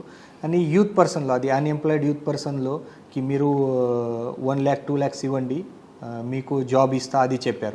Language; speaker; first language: Telugu; non-native, fluent; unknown